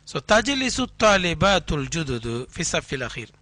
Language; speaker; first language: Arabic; non-native, fluent; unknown